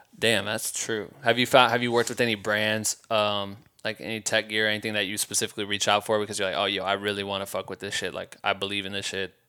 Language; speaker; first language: English; native; English